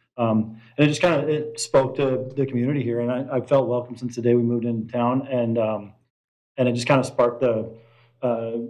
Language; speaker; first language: English; native; English